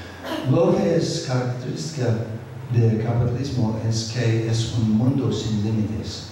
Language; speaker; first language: Spanish; non-native, fluent; English